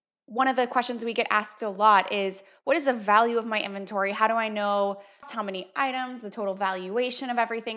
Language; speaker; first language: English; native; English